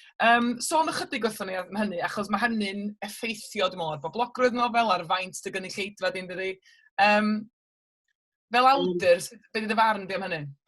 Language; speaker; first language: Welsh; native; Welsh